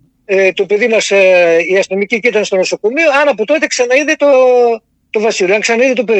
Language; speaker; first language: Greek; native; Greek